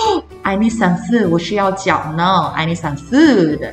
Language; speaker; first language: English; non-native, fluent; Chinese